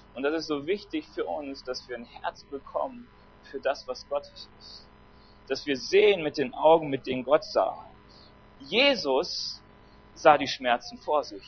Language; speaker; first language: German; native; German